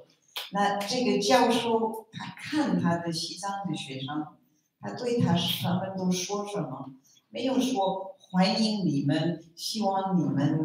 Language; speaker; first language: Chinese; non-native, fluent; French